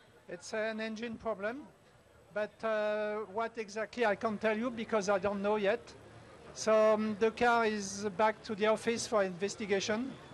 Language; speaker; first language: English; non-native, fluent; French